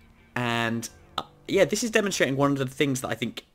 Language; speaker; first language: English; native; English